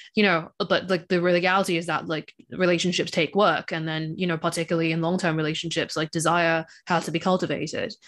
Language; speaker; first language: English; non-native, local second language; Cantonese